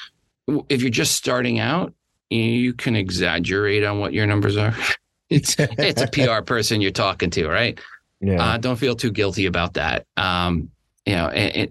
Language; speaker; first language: English; native; English